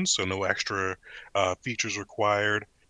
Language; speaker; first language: English; native; English